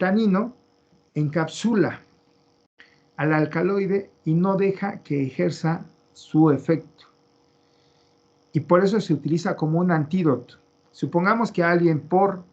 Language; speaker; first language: Spanish; native; Spanish